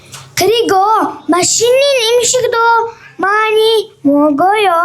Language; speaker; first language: Korean; non-native, learner; Uzbek